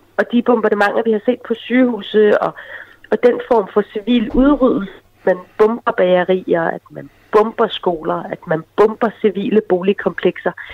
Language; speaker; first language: Danish; early bilingual, other home language; Arabic